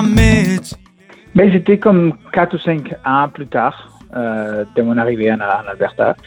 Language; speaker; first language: French; non-native, fluent; Spanish